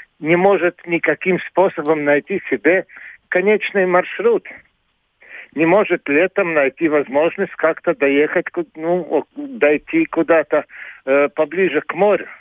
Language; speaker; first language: Russian; non-native, local second language; Latvian